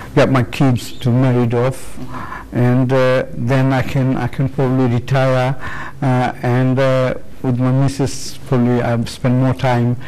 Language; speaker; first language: English; native; English